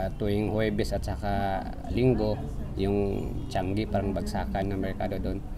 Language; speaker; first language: Filipino; non-native, local second language; Cebuano